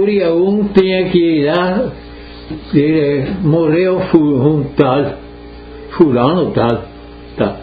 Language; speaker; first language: Portuguese; non-native, local second language; Italian